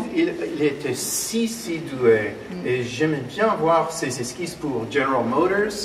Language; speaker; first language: French; non-native, fluent; English